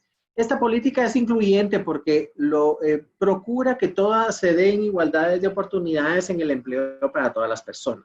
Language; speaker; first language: Spanish; native; Spanish